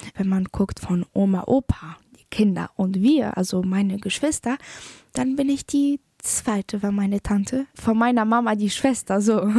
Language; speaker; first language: German; early bilingual, other home language; Polish